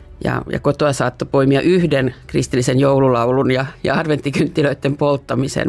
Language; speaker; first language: Finnish; native; Finnish